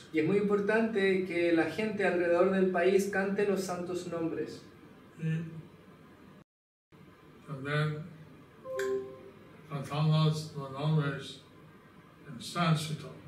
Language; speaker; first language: Spanish; non-native, learner; English